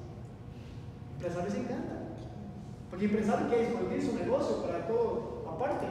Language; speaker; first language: Spanish; non-native, learner; Portuguese